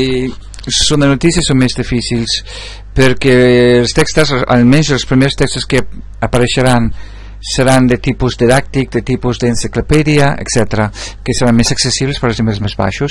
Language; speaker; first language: Catalan; non-native, local second language; Spanish